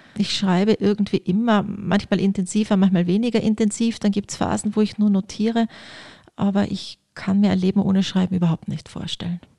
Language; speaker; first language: German; early bilingual, other home language; Polish